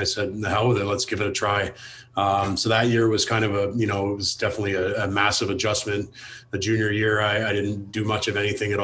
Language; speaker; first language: English; native; English